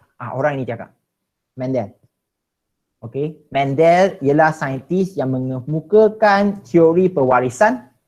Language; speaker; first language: Malay; non-native, local second language; Chinese